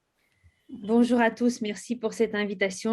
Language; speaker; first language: French; native; French